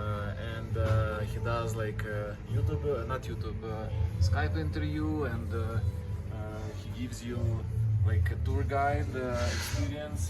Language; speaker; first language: English; non-native, fluent; Russian